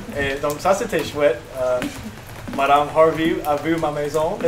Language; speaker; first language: French; non-native, local second language; English